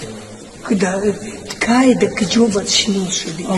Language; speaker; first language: Russian; non-native, learner; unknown